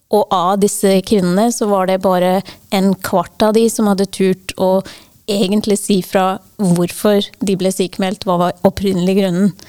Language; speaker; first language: Norwegian; non-native, fluent; English